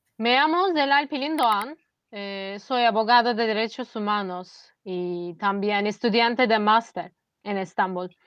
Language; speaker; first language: Spanish; non-native, fluent; Turkish